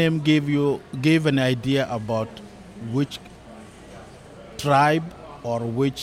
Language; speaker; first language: English; non-native, fluent; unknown